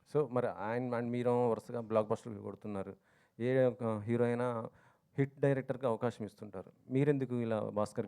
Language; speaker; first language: Telugu; native; Telugu